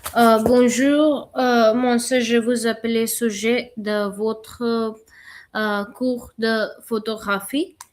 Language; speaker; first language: French; non-native, learner; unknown